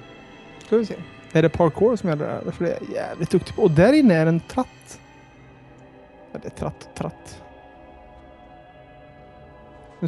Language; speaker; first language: Swedish; native; Swedish